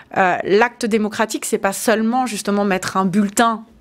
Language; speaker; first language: French; native; French